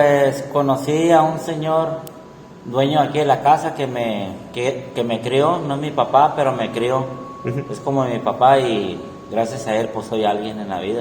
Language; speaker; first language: Spanish; native; Spanish